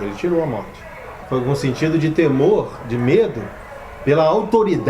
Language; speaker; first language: Portuguese; native; Portuguese